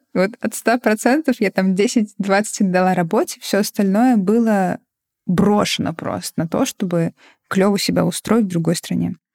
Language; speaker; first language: Russian; native; Russian